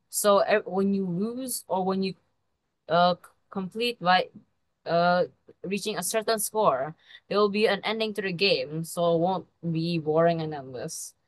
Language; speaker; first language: English; non-native, fluent; Indonesian